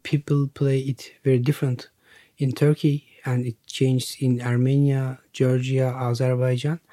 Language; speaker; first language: English; non-native, learner; Turkish